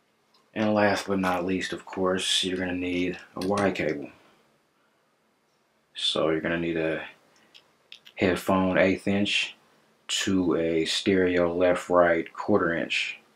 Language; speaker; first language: English; native; English